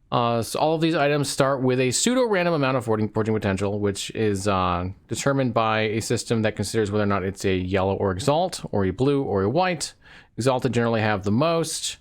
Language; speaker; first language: English; native; English